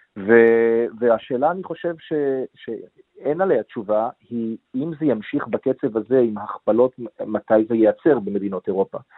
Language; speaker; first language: Hebrew; native; Hebrew